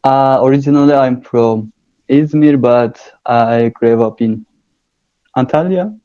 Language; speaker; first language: English; non-native, learner; Turkish